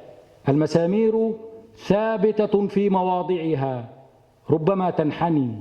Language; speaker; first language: Arabic; native; Arabic